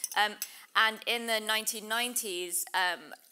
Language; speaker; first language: English; native; English